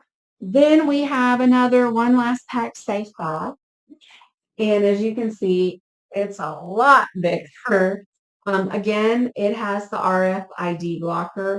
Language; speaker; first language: English; native; English